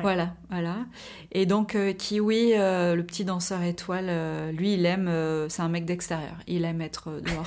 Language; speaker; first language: French; native; French